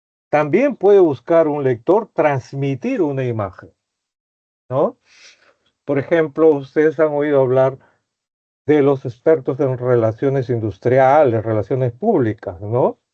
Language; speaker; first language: Spanish; native; Spanish